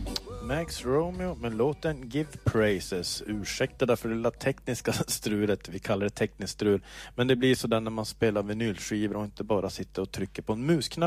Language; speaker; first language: Swedish; native; Swedish